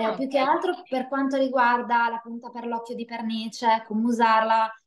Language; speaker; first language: Italian; native; Italian